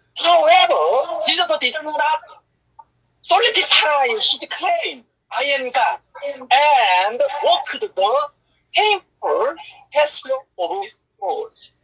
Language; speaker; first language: English; non-native, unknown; Korean